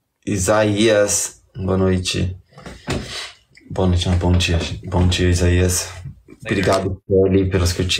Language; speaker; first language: Portuguese; native; Portuguese